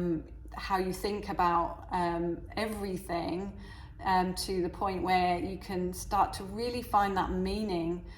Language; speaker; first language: English; native; English